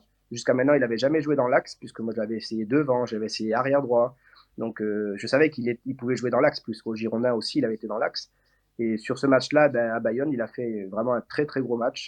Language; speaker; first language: French; native; French